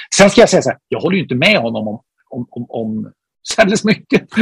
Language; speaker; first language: Swedish; native; Swedish